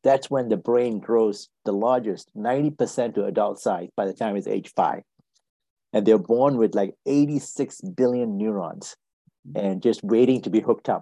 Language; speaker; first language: English; non-native, local second language; Tamil